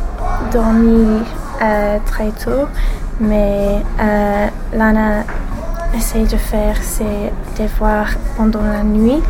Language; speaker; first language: French; non-native, learner; English